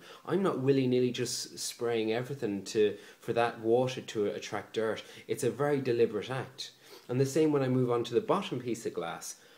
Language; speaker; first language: English; native; English